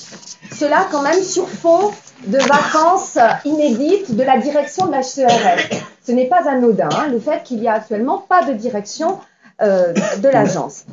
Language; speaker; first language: French; native; French